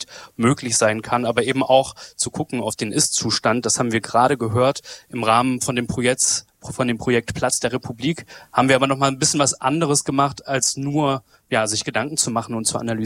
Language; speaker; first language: German; native; German